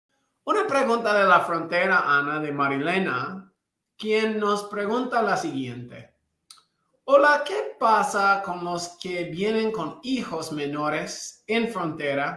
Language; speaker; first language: Spanish; non-native, fluent; English